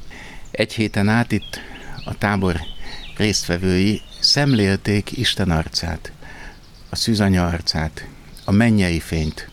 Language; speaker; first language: Hungarian; native; Hungarian